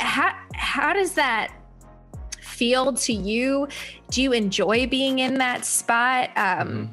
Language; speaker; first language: English; native; English